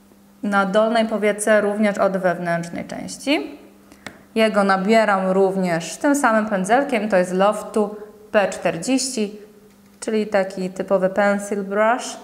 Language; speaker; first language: Polish; native; Polish